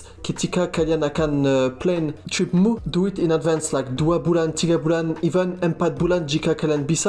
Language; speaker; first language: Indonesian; non-native, learner; French